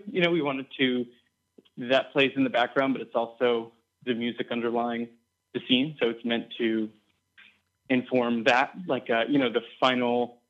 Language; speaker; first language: English; native; English